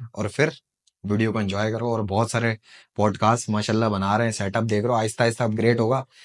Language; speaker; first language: Urdu; native; Urdu